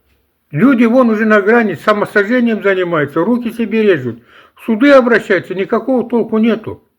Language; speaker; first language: Russian; non-native, local second language; Kazakh